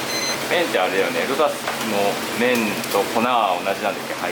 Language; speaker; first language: Japanese; native; Japanese